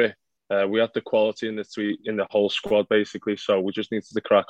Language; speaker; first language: English; native; English